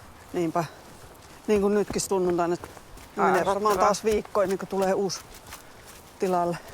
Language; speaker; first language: Finnish; native; Finnish